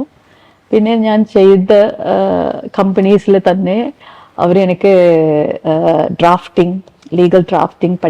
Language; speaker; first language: Malayalam; non-native, fluent; Tamil